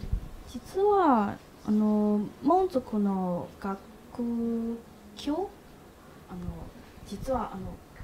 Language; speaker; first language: Japanese; non-native, learner; Chinese